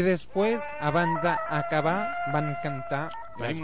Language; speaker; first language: Catalan; non-native, local second language; Spanish